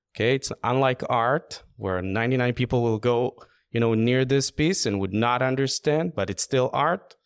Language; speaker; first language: English; non-native, fluent; Hebrew